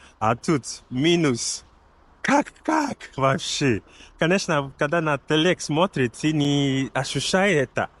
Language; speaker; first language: Russian; non-native, learner; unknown